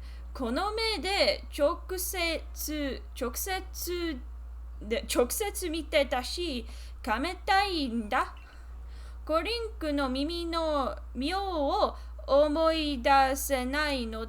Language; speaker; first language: Japanese; non-native, learner; English